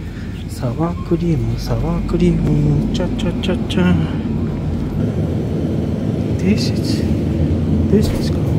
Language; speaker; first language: Japanese; native; Japanese